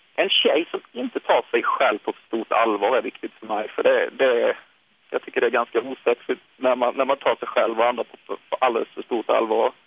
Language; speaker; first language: Swedish; native; Swedish